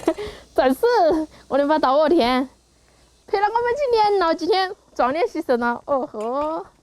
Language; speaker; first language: Chinese; native; Chinese